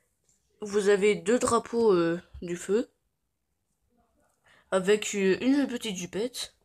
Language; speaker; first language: French; native; French